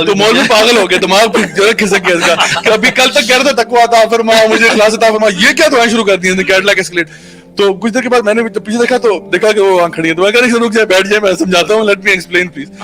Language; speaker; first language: Urdu; early bilingual, heritage; Urdu